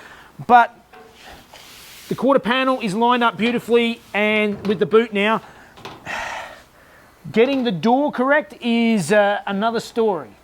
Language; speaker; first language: English; native; English